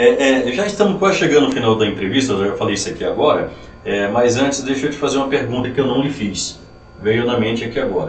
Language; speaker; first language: Portuguese; native; Portuguese